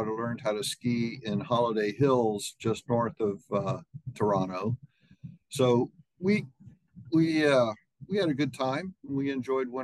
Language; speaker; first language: English; native; English